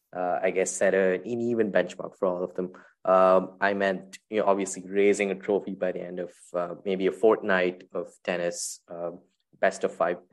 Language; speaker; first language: English; non-native, local second language; Tamil